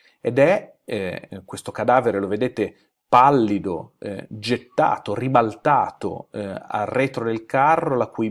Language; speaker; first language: Italian; native; Italian